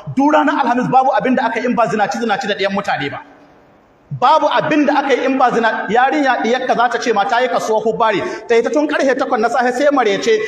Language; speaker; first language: Hausa; native; Hausa